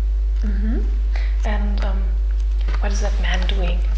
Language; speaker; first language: English; non-native, fluent; German